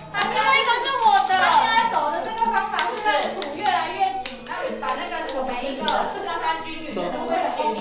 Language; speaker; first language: Chinese; native; Chinese